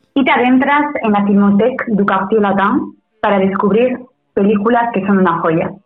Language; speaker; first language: Spanish; non-native, local second language; Basque